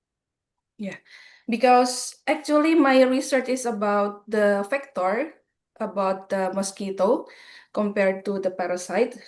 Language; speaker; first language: English; non-native, fluent; Indonesian